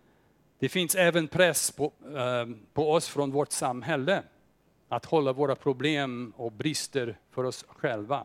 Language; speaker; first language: Swedish; non-native, fluent; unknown